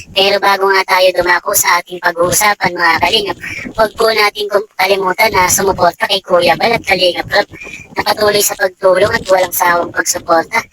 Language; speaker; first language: Filipino; native; Filipino